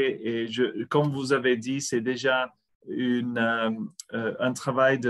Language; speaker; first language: French; non-native, fluent; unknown